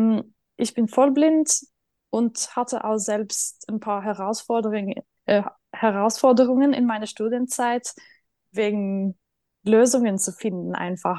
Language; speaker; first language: German; non-native, fluent; Norwegian